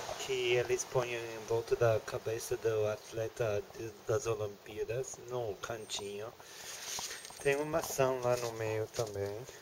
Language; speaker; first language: Portuguese; non-native, learner; English